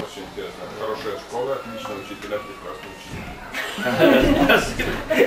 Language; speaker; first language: Russian; non-native, local second language; Lithuanian